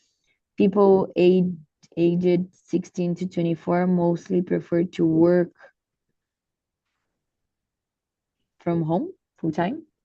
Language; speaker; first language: English; non-native, learner; Portuguese